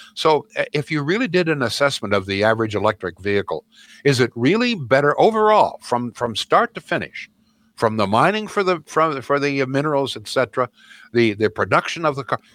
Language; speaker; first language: English; native; English